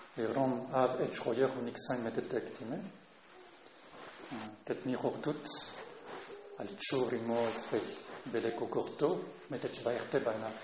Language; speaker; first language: Mongolian; non-native, fluent; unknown